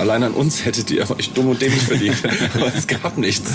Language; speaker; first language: German; native; German